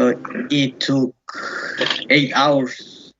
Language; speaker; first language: English; non-native, learner; Spanish